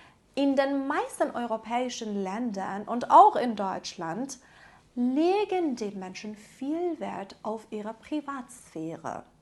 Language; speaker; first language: German; non-native, fluent; Persian